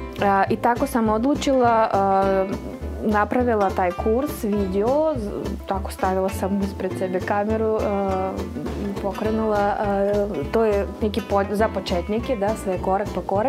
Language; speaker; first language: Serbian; non-native, fluent; Russian